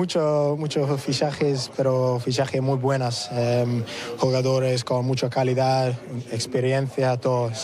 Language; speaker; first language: Spanish; non-native, learner; English